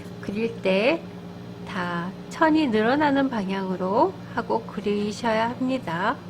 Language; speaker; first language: Korean; native; Korean